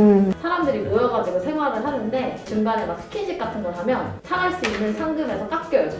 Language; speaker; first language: Korean; native; Korean